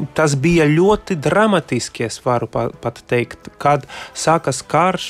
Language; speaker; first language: Latvian; non-native, local second language; Russian